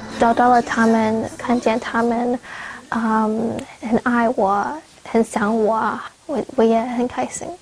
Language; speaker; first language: Chinese; non-native, learner; English